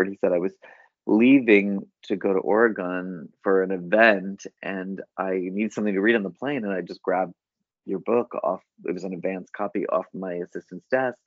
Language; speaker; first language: English; native; English